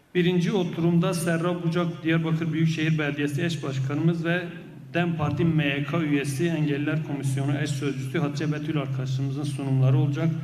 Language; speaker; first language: Turkish; non-native, local second language; Kurdish